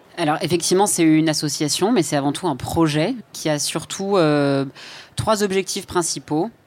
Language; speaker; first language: French; native; French